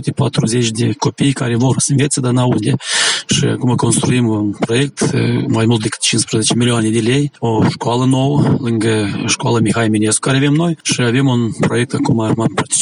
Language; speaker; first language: Romanian; non-native, local second language; Gagauz